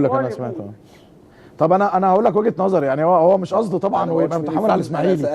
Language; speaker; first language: Arabic; native; Arabic